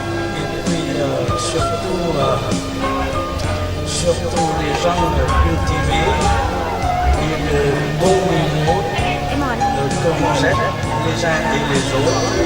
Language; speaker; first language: French; non-native, local second language; Lao